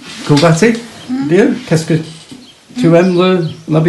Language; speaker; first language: French; non-native, learner; English